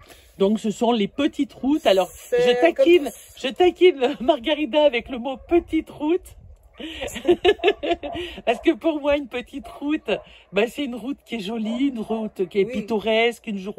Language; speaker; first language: French; native; French